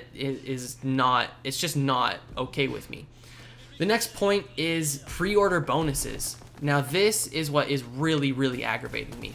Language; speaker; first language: English; native; English